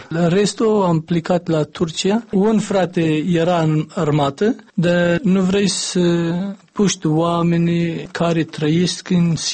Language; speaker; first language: Romanian; non-native, learner; Arabic